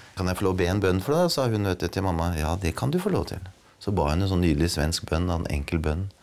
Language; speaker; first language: Norwegian; native; Norwegian